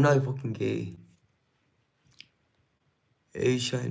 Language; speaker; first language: English; non-native, fluent; Korean